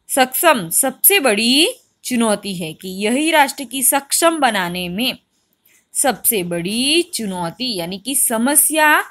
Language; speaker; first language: Hindi; non-native, local second language; Gujarati